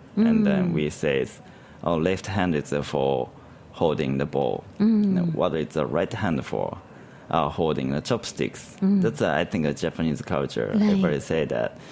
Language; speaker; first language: English; non-native, learner; Japanese